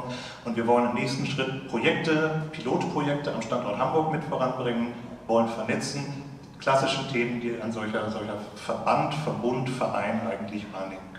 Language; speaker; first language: German; native; German